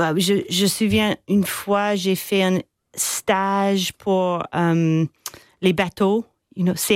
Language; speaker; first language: French; non-native, fluent; English